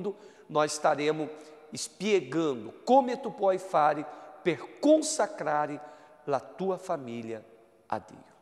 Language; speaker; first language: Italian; non-native, fluent; Portuguese